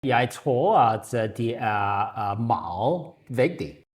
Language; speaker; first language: Danish; non-native, learner; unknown